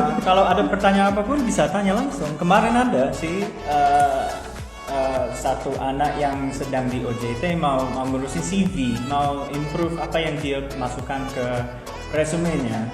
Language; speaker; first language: Indonesian; non-native, fluent; English